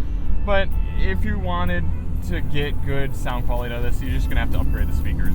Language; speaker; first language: English; native; English